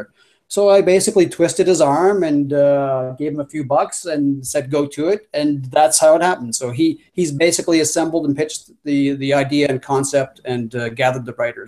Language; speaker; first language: English; native; English